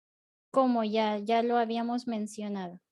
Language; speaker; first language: Spanish; native; Spanish